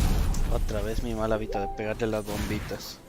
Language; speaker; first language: Spanish; native; Spanish